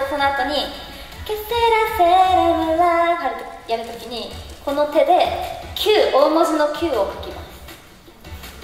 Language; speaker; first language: Japanese; non-native, learner; Korean